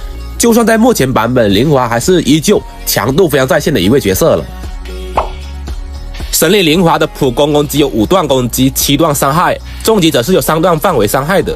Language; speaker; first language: Chinese; native; Chinese